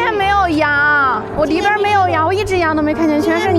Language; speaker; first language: Chinese; native; Chinese